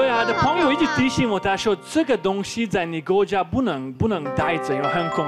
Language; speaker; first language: Chinese; non-native, fluent; Slovak